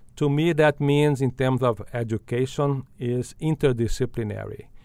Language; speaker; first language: English; non-native, fluent; Portuguese